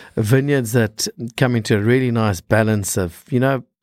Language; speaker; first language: English; native; English